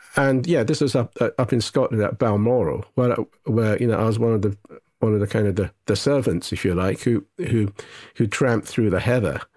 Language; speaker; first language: English; non-native, local second language; Japanese